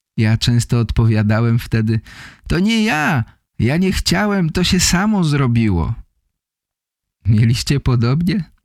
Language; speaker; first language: Polish; native; Polish